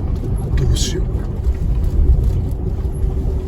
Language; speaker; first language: Japanese; native; Japanese